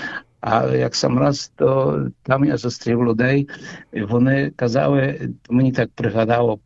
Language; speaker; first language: Ukrainian; early bilingual, heritage; Ukrainian